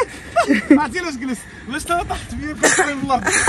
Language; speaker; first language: Arabic; native; Arabic